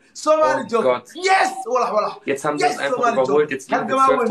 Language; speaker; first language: German; early bilingual, other home language; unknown